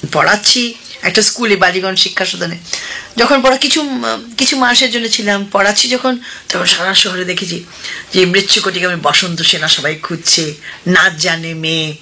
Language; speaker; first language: Bangla; non-native, local second language; Hindi